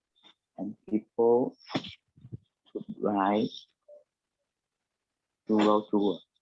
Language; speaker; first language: English; non-native, learner; Vietnamese